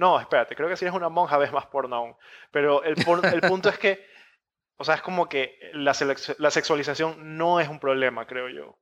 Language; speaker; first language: Spanish; native; Spanish